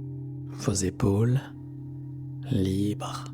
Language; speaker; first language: French; native; French